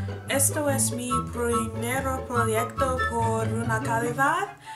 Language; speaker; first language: Spanish; non-native, learner; English